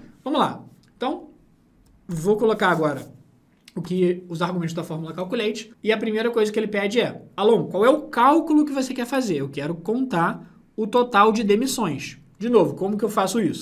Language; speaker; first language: Portuguese; native; Portuguese